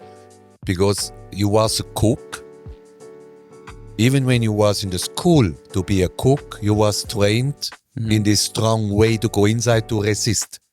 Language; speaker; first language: English; non-native, learner; German